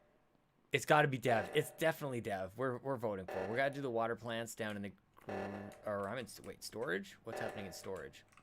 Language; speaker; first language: English; native; English